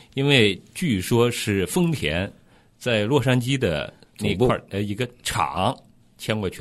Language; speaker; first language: Chinese; native; Chinese